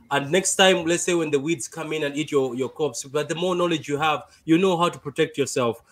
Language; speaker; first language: English; non-native, local second language; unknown